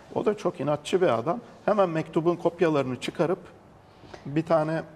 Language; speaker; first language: Turkish; native; Turkish